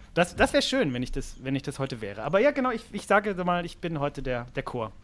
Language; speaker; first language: German; native; German